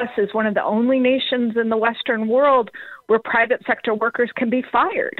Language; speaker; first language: English; native; English